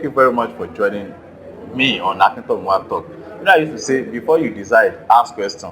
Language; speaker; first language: English; non-native, local second language; Yoruba